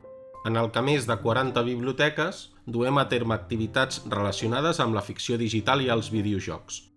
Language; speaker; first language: Catalan; native; Catalan